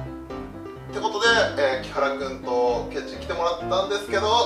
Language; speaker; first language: Japanese; native; Japanese